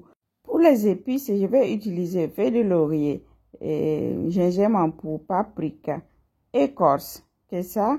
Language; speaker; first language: French; non-native, local second language; Mossi